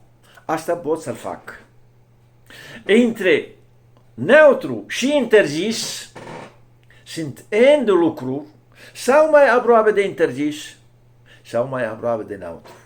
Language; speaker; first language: Romanian; non-native, fluent; Arabic